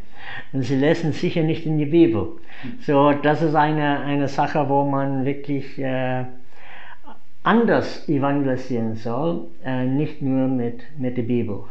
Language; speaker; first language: German; non-native, fluent; English